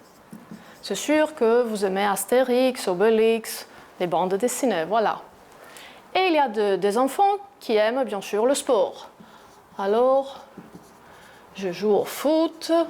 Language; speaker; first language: French; non-native, fluent; Greek